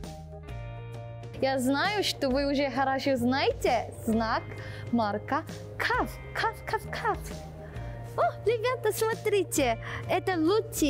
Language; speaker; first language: Russian; non-native, fluent; Korean